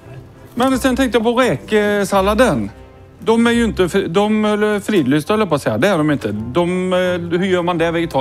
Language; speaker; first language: Swedish; native; Swedish